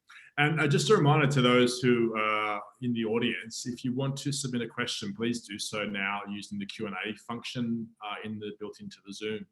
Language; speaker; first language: English; native; English